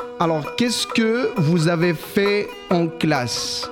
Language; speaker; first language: French; non-native, learner; Spanish